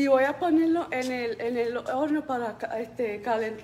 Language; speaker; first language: Spanish; early bilingual, heritage; Spanish